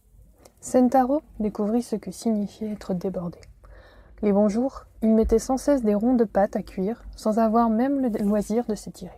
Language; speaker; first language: French; native; French